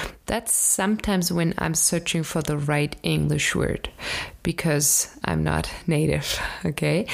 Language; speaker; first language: English; non-native, fluent; German